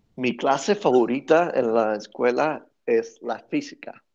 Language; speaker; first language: Spanish; early bilingual, other home language; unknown